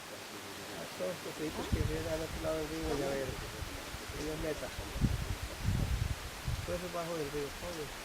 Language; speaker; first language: Spanish; native; Spanish